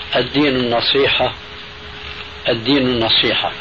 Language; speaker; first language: Arabic; early bilingual, other home language; Albanian